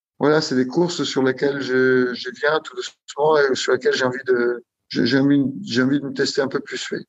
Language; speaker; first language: French; non-native, fluent; Italian